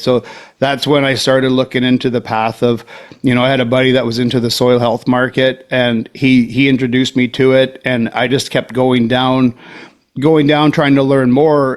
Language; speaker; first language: English; native; English